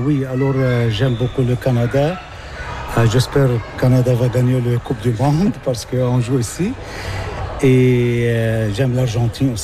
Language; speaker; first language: French; non-native, local second language; Arabic